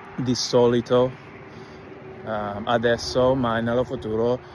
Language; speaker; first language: Italian; non-native, learner; English